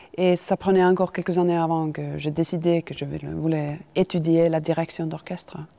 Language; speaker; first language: French; non-native, fluent; Finnish